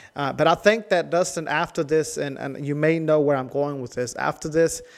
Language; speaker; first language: English; non-native, fluent; Spanish